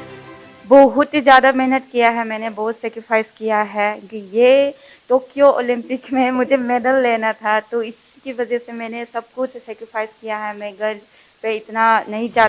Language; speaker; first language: Hindi; non-native, local second language; Manipuri